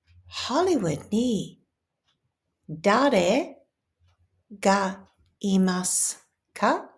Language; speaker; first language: Japanese; non-native, fluent; English